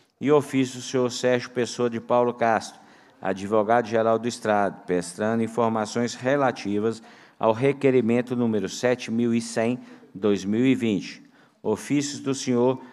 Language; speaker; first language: Portuguese; native; Portuguese